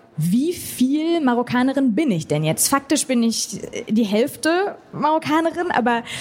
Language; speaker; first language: German; native; German